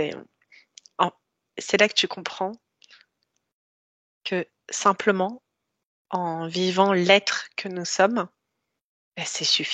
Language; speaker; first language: French; native; French